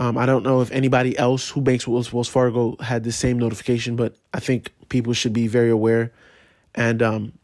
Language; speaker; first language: English; native; English